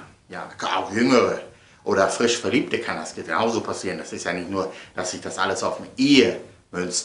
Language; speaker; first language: German; native; German